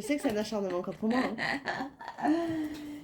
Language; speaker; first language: French; native; French